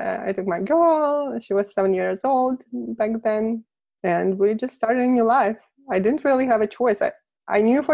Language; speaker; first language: English; non-native, fluent; Russian